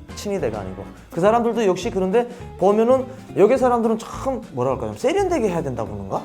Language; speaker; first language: Korean; native; Korean